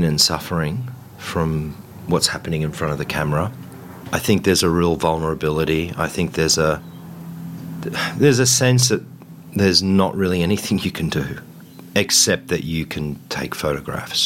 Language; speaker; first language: English; native; English